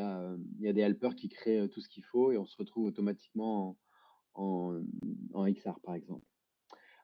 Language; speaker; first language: French; native; French